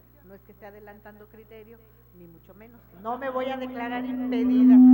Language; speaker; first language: Spanish; native; Spanish